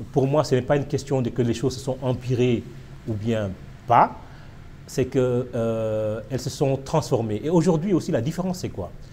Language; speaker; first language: French; non-native, local second language; Wolof